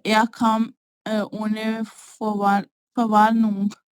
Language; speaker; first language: German; non-native, learner; Punjabi